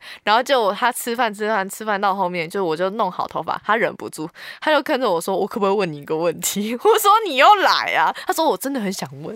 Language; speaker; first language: Chinese; native; Chinese